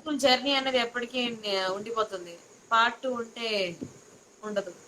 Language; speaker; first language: Telugu; native; Telugu